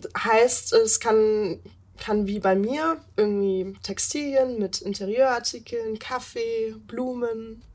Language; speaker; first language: German; native; German